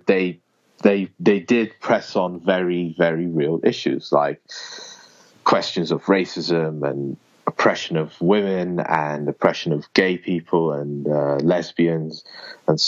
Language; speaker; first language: English; native; English